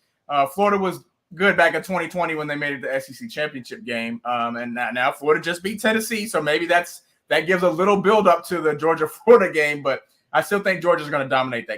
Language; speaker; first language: English; native; English